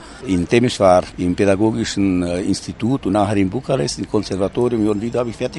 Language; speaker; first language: German; native; German